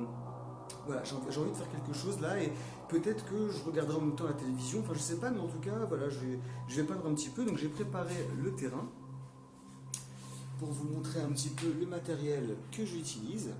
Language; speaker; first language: French; native; French